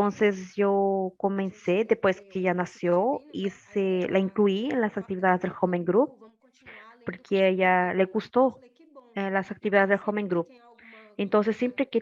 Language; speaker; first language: Spanish; non-native, learner; Portuguese